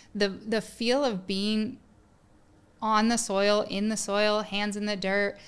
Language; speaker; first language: English; native; English